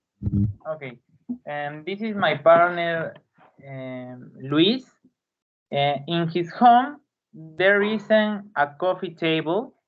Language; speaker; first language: English; non-native, learner; Spanish